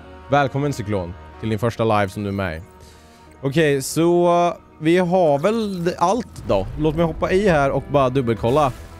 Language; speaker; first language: Swedish; native; Swedish